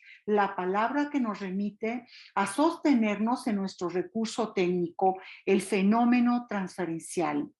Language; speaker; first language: Spanish; native; Spanish